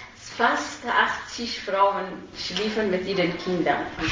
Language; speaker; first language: German; non-native, fluent; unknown